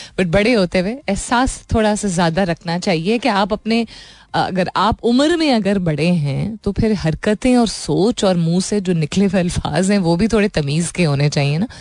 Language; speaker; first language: Urdu; native; Urdu